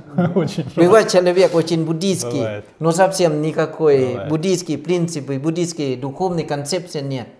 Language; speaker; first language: Russian; non-native, fluent; Thai